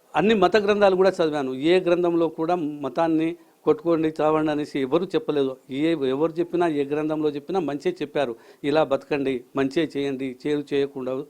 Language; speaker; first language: Telugu; non-native, local second language; Lambadi